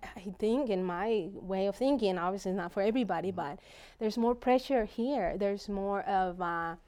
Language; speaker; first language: English; non-native, fluent; Spanish